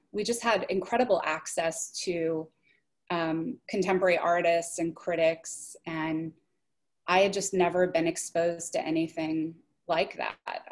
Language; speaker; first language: English; native; English